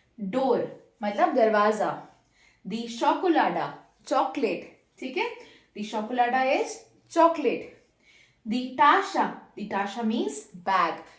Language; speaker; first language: Hindi; native; Hindi